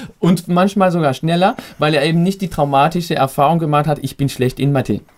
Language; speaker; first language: German; non-native, fluent; French